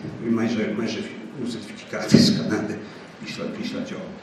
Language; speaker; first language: Ukrainian; early bilingual, heritage; Ukrainian